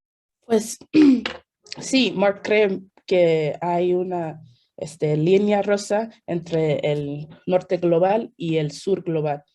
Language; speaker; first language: Spanish; early bilingual, heritage; Spanish